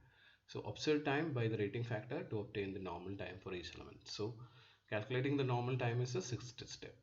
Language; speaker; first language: English; non-native, local second language; Malayalam